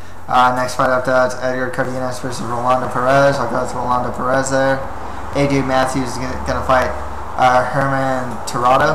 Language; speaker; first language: English; native; English